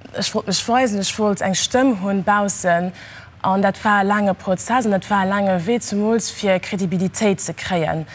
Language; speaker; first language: Luxembourgish; early bilingual, other home language; Kabuverdianu